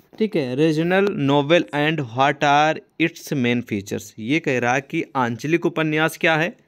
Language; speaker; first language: Hindi; native; Hindi